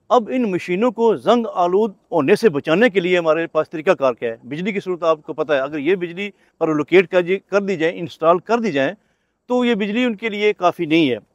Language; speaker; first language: Urdu; non-native, local second language; Pahari-Potwari